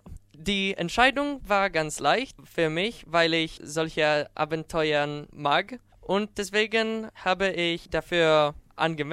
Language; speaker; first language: German; non-native, fluent; Polish